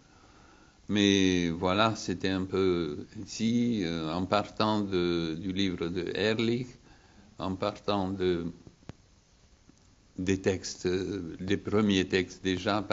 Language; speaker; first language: French; non-native, fluent; Bulgarian